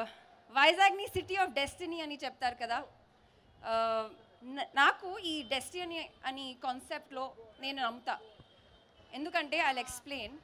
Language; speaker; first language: Telugu; non-native, local second language; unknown